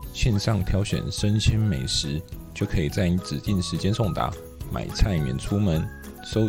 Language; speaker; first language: Chinese; native; Chinese